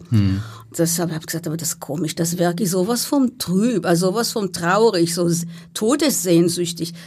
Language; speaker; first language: German; non-native, fluent; Hebrew